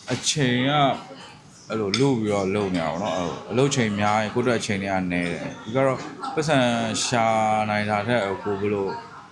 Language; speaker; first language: Burmese; native; Burmese